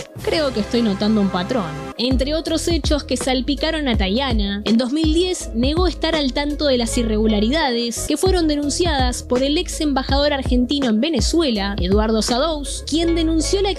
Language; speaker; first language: Spanish; native; Spanish